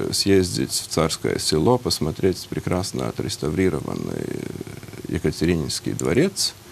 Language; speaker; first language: Russian; non-native, local second language; Latvian